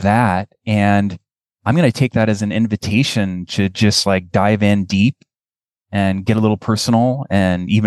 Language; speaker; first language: English; native; English